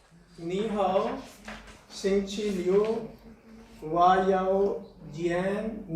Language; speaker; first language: Chinese; non-native, learner; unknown